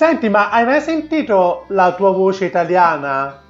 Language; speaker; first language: Italian; native; Italian